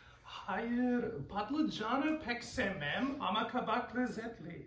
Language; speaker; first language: Turkish; non-native, learner; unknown